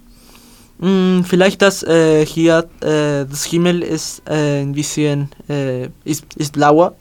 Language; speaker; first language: German; non-native, learner; Spanish